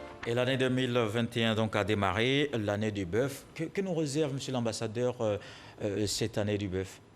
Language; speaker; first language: French; native; French